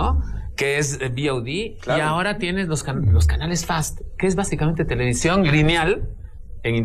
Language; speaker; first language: Spanish; native; Spanish